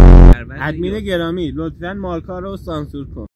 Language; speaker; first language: Persian; native; Persian